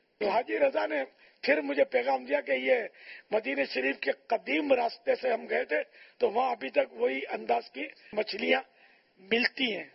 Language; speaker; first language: Urdu; non-native, local second language; Memoni